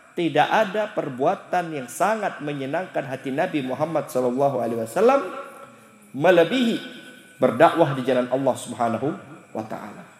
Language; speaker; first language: Indonesian; native; Indonesian